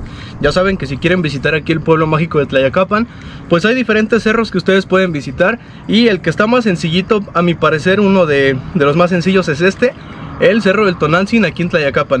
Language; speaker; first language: Spanish; native; Spanish